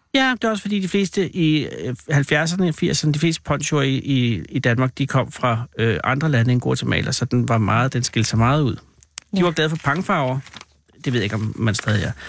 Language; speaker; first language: Danish; native; Danish